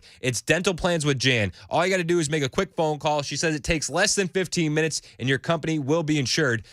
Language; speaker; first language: English; native; English